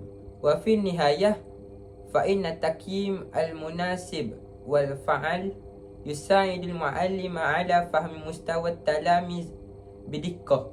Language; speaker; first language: Arabic; non-native, learner; Malay